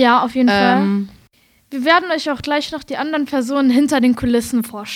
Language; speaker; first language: German; native; German